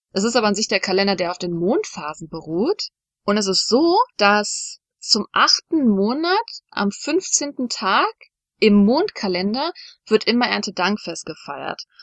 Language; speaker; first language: German; native; German